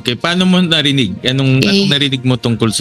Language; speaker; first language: Filipino; native; Filipino